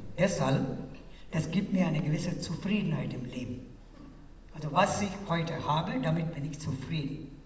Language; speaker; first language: German; non-native, fluent; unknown